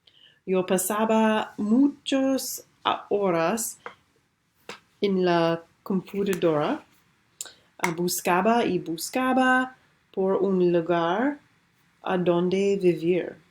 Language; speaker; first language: Spanish; non-native, learner; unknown